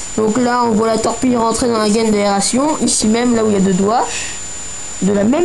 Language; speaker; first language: French; native; French